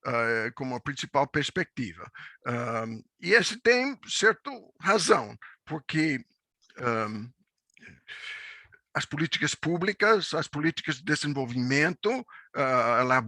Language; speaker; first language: Portuguese; non-native, fluent; English